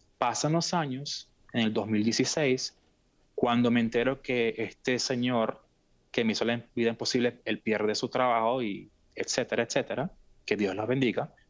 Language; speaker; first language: Spanish; native; Spanish